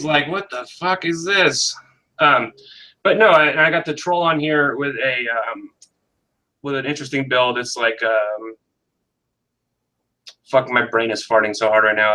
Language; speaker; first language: English; native; English